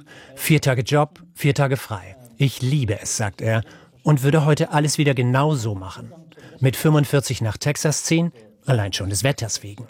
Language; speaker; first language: German; native; German